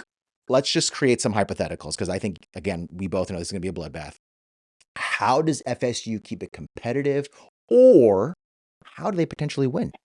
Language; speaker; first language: English; native; English